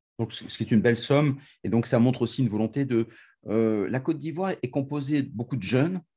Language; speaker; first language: French; native; French